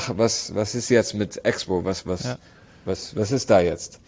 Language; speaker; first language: German; non-native, learner; Arabic